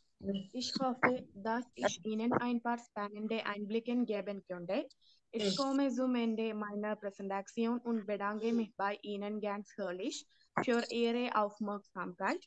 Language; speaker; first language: German; non-native, learner; Malayalam